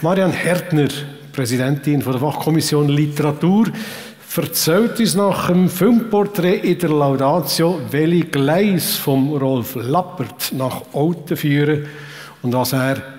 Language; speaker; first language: German; native; German